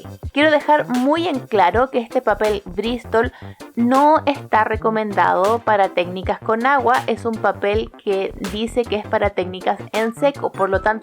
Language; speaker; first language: Spanish; native; Spanish